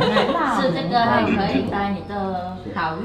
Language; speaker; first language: Chinese; non-native, learner; Vietnamese